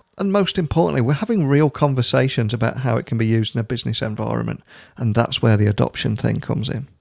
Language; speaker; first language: English; native; English